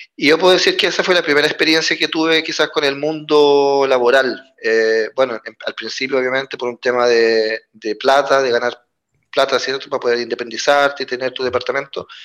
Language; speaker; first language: Spanish; native; Spanish